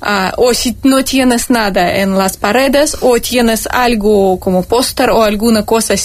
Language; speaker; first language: Spanish; non-native, learner; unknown